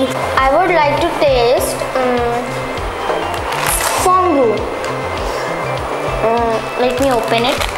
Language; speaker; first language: English; non-native, local second language; Hindi